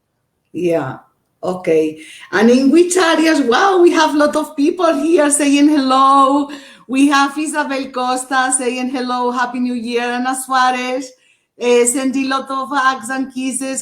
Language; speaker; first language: English; non-native, learner; Portuguese